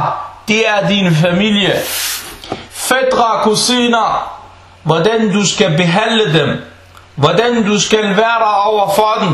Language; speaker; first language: Danish; non-native, fluent; Arabic